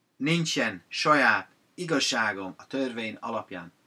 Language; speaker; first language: Hungarian; non-native, fluent; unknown